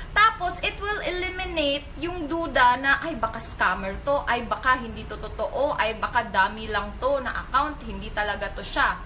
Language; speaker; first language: Filipino; non-native, local second language; Cebuano